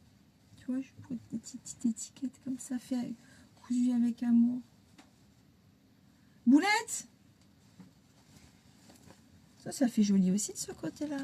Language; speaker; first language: French; native; French